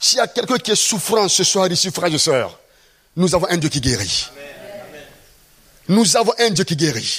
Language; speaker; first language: French; non-native, local second language; Mossi